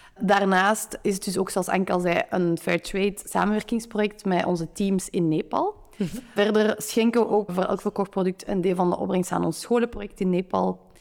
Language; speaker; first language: Dutch; native; Dutch